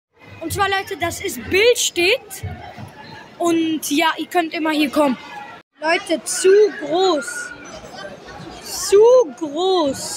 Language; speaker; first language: German; early bilingual, other home language; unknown